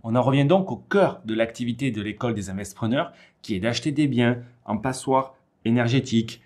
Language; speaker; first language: French; native; French